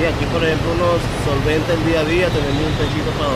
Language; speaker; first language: Spanish; native; Spanish